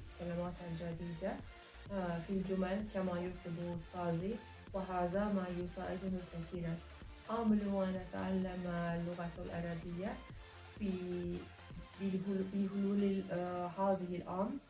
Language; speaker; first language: Arabic; non-native, learner; Azerbaijani